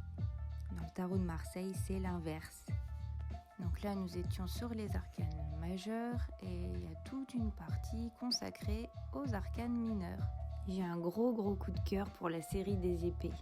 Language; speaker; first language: French; native; French